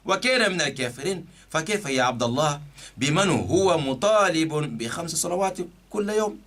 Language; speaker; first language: Arabic; non-native, fluent; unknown